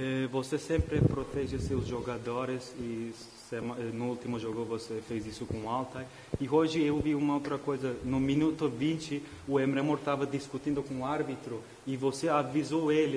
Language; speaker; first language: Portuguese; non-native, fluent; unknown